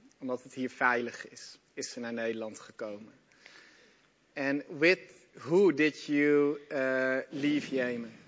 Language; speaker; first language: Dutch; native; Dutch